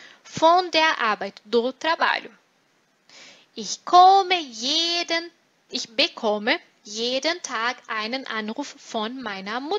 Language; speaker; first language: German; non-native, fluent; Portuguese